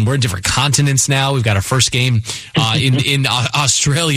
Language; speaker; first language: English; native; English